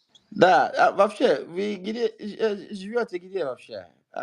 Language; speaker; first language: Russian; non-native, fluent; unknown